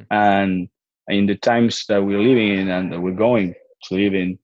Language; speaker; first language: English; non-native, fluent; Spanish